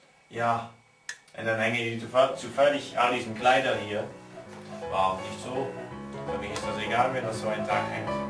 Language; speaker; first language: German; non-native, fluent; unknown